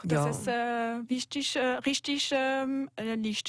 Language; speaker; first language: German; non-native, local second language; French